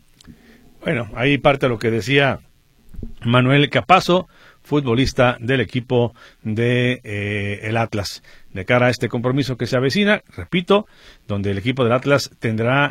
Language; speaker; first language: Spanish; native; Spanish